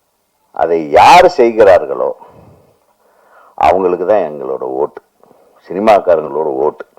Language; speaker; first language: Tamil; native; Tamil